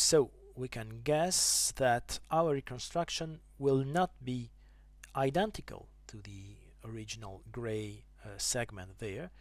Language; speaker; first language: English; non-native, fluent; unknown